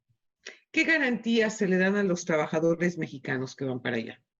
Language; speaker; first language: Spanish; native; Spanish